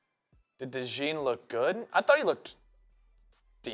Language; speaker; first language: English; native; English